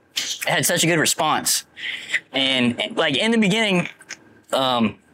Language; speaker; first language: English; native; English